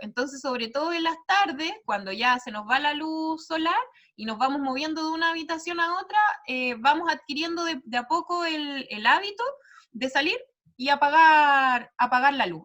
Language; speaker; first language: Spanish; native; Spanish